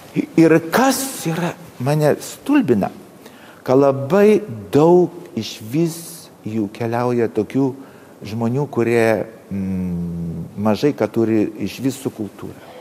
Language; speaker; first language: Lithuanian; native; Lithuanian